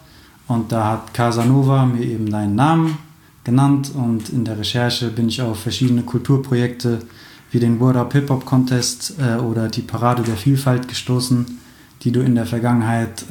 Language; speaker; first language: German; native; German